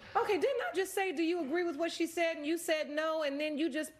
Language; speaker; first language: English; native; English